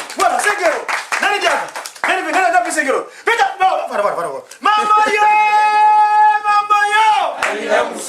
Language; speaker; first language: French; non-native, local second language; Kongo